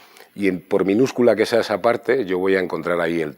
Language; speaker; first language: Spanish; native; Spanish